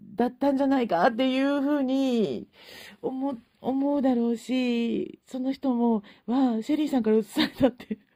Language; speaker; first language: Japanese; native; Japanese